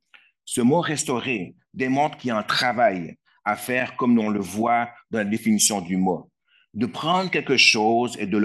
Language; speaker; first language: French; native; French